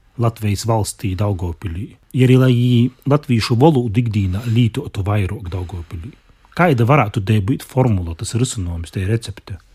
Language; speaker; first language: Latvian; non-native, local second language; Russian